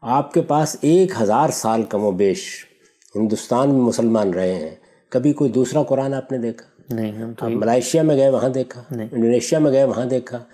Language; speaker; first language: Urdu; non-native, local second language; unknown